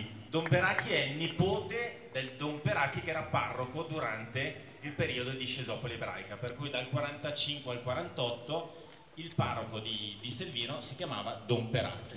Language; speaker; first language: Italian; native; Italian